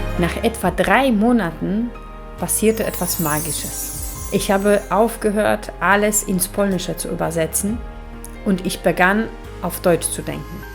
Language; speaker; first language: German; non-native, fluent; Polish